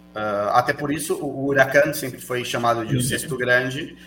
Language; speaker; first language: Portuguese; native; Portuguese